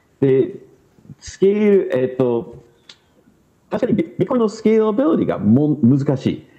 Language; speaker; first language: Japanese; non-native, learner; English